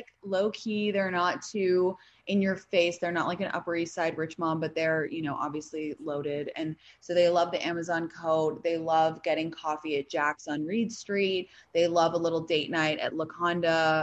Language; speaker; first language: English; native; English